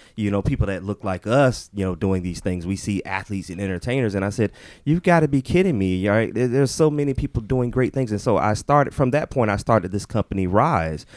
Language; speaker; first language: English; native; English